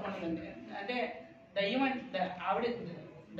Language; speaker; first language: Telugu; native; Telugu